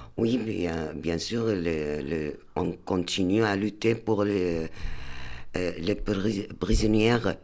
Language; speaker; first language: French; non-native, learner; Arabic